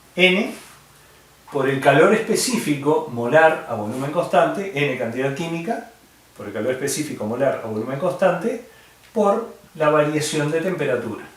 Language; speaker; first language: Spanish; native; Spanish